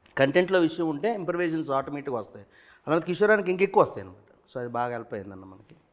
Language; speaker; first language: Telugu; native; Telugu